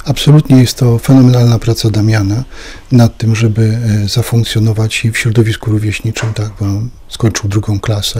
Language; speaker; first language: Polish; native; Polish